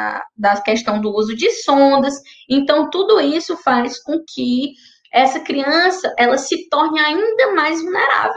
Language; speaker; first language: Portuguese; native; Portuguese